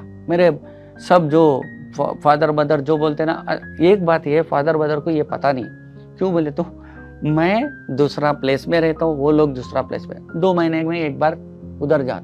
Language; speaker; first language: Hindi; non-native, local second language; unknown